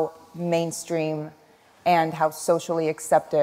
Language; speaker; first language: English; early bilingual, other home language; Arabic